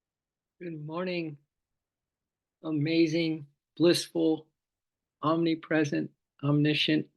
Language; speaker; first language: English; native; English